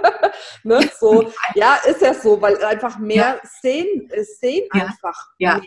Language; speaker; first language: German; native; German